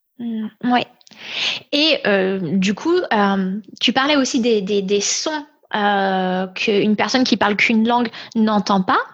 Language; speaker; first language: French; native; French